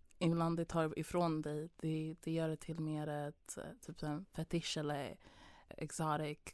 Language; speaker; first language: Swedish; early bilingual, other home language; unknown